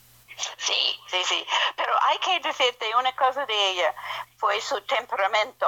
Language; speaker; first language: Spanish; non-native, fluent; English